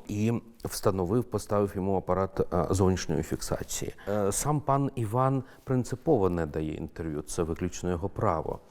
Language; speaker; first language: Ukrainian; native; Ukrainian